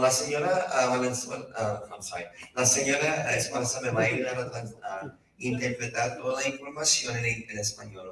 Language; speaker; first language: Spanish; early bilingual, heritage; Spanish